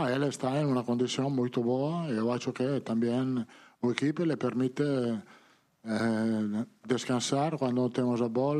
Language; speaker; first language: Portuguese; non-native, fluent; Italian